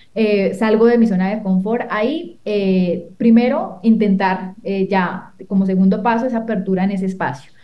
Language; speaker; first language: Spanish; native; Spanish